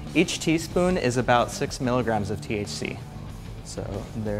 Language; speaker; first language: English; native; English